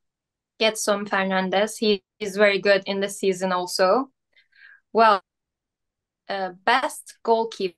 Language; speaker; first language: English; non-native, learner; Turkish